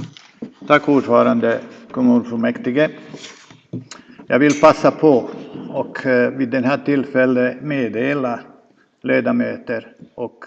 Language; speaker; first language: Swedish; non-native, fluent; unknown